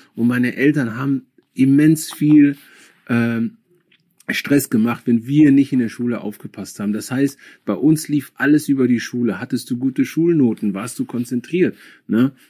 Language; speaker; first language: German; early bilingual, other home language; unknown